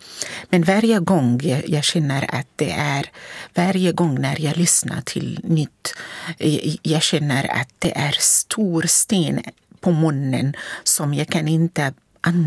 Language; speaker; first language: Swedish; non-native, fluent; Arabic